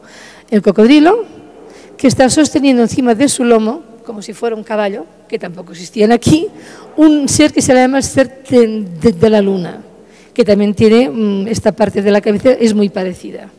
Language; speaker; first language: Spanish; native; Spanish